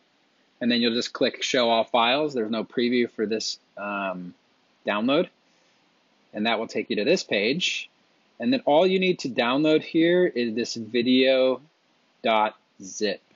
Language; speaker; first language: English; native; English